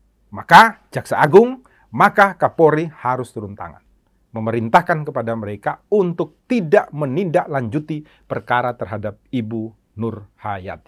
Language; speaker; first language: Indonesian; native; Indonesian